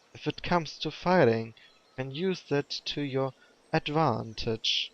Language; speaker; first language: English; non-native, fluent; German